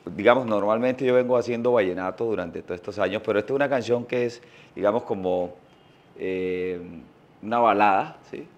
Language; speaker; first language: Spanish; native; Spanish